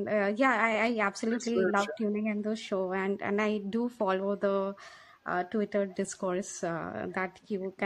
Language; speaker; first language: English; non-native, local second language; Bangla